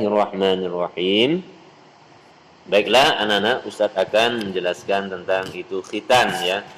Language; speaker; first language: Indonesian; native; Indonesian